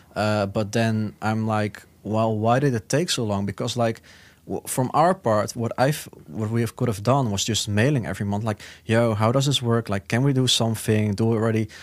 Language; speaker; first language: English; non-native, fluent; Dutch